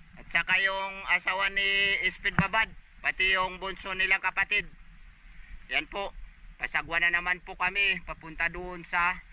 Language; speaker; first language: Filipino; non-native, local second language; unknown